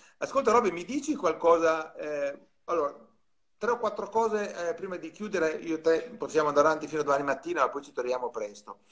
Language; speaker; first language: Italian; native; Italian